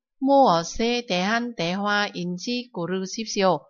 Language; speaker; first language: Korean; non-native, fluent; Vietnamese